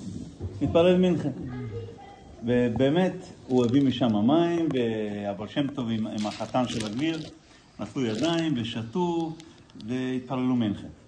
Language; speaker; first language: Hebrew; non-native, fluent; Yiddish